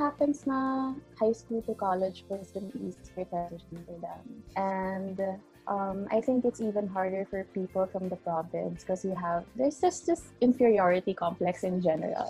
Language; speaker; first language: English; non-native, local second language; Cebuano